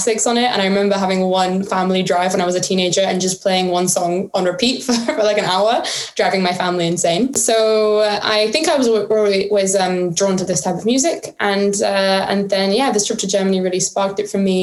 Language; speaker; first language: English; native; English